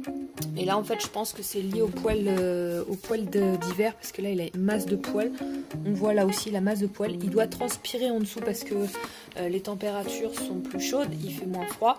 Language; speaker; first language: French; native; French